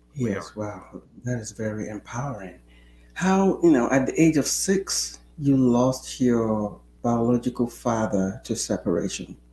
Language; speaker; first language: English; non-native, local second language; Yoruba